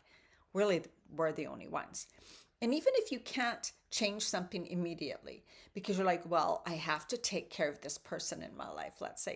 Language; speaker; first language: English; native; English